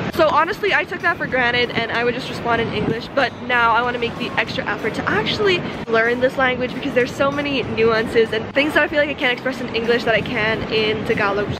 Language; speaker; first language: English; native; English